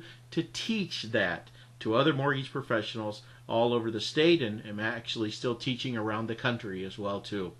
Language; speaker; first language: English; native; English